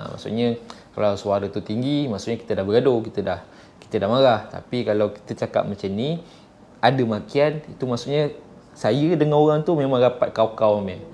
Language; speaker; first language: Malay; native; Malay